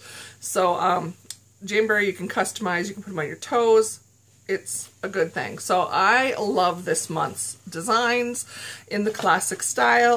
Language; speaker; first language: English; native; English